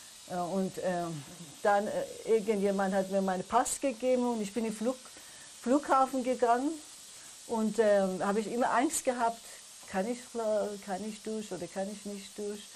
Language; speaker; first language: German; non-native, learner; Persian